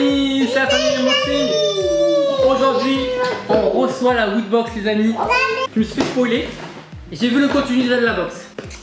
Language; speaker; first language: French; native; French